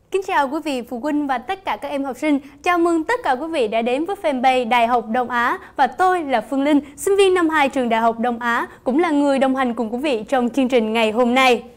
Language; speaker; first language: Vietnamese; native; Vietnamese